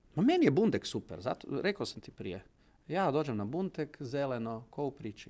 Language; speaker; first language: Croatian; native; Croatian